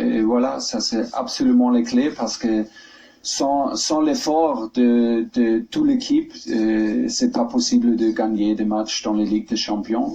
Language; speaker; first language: French; non-native, learner; German